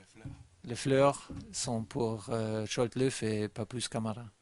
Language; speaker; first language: French; non-native, learner; German